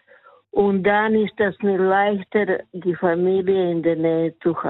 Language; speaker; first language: German; non-native, learner; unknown